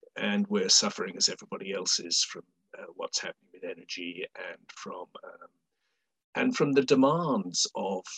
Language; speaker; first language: English; native; English